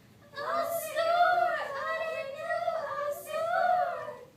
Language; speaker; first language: French; non-native, learner; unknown